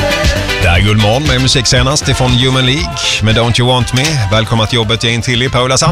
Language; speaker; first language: Swedish; native; Swedish